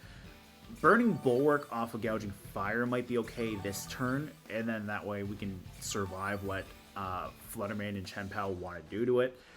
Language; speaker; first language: English; native; English